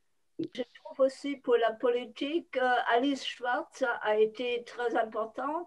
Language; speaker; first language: French; non-native, fluent; German